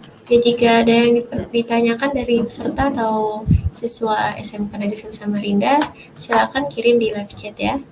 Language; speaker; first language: Indonesian; native; Indonesian